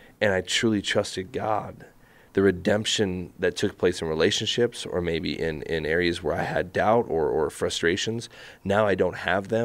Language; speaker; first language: English; native; English